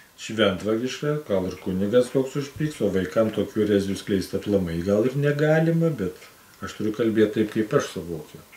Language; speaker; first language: Lithuanian; native; Lithuanian